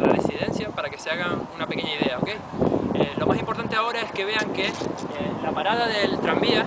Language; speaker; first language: Spanish; native; Spanish